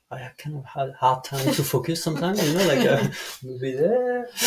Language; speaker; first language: English; non-native, fluent; French